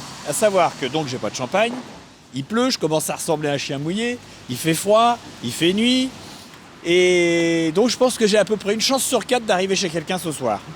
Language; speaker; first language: French; native; French